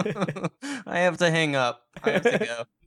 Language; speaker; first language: English; native; English